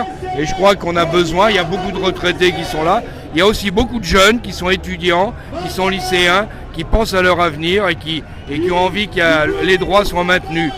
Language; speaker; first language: French; native; French